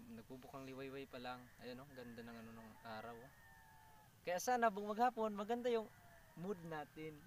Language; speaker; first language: Filipino; non-native, local second language; Bikol